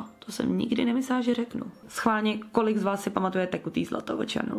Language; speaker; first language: Czech; native; Czech